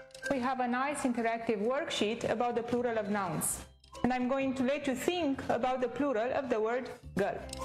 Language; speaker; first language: English; non-native, fluent; Romanian